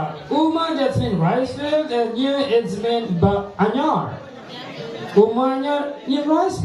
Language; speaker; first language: English; non-native, learner; Indonesian